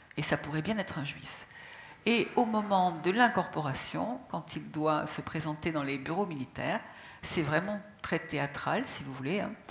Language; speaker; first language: French; native; French